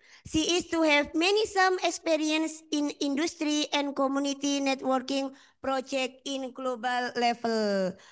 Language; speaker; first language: English; non-native, fluent; Indonesian